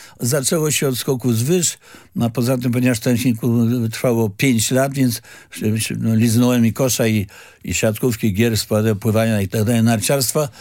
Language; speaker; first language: Polish; native; Polish